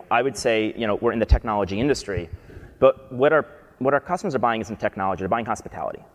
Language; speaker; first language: English; native; English